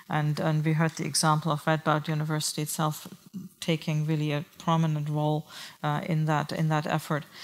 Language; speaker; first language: English; non-native, fluent; German